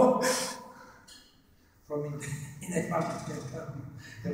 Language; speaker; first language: Czech; non-native, learner; French